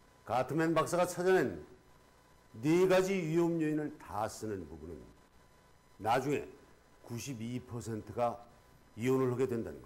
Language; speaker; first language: Korean; native; Korean